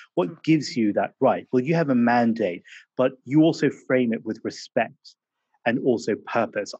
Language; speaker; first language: English; native; English